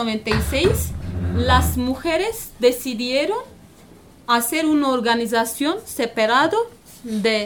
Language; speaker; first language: Spanish; non-native, learner; Kurdish